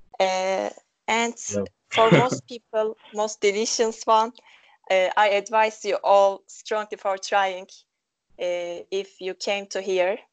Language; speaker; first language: English; non-native, local second language; Turkish